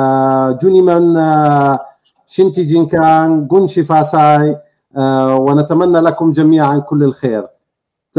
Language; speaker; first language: Arabic; native; Arabic